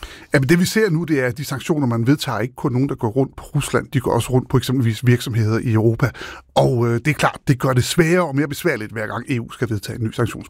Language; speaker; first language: Danish; native; Danish